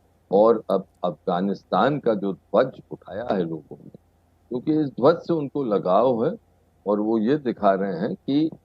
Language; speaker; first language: Hindi; native; Hindi